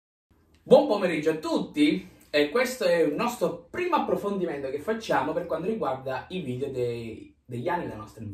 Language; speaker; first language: Italian; native; Italian